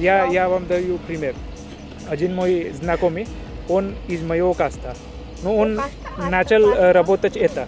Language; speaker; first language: Russian; non-native, learner; Hindi